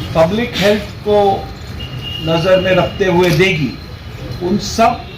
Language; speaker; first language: Hindi; non-native, local second language; Marathi